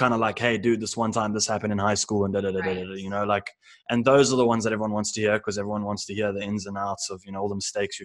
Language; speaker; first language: English; native; English